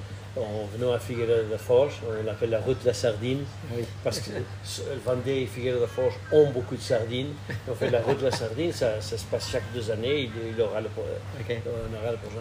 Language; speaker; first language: French; non-native, fluent; Portuguese